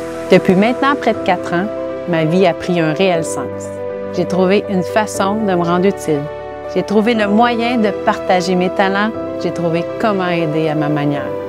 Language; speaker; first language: French; native; French